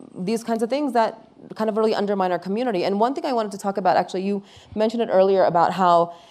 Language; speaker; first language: English; early bilingual, other home language; Urdu